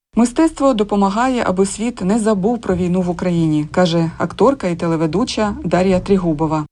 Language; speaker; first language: Ukrainian; native; Ukrainian